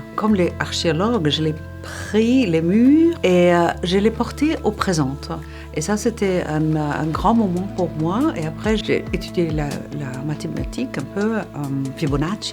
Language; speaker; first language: French; non-native, fluent; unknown